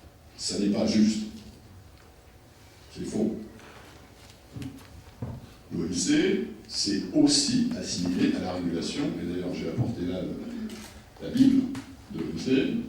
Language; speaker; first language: French; native; French